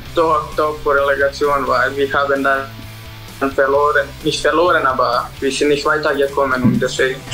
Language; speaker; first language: German; non-native, fluent; Serbian